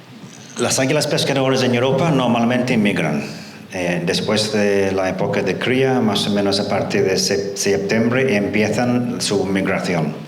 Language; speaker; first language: Spanish; non-native, fluent; English